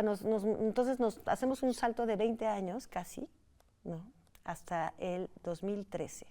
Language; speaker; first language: Spanish; native; Spanish